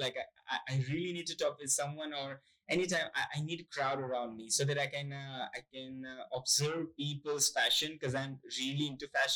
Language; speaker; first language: English; non-native, local second language; Gujarati